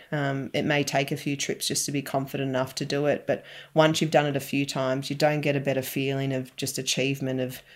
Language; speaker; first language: English; native; English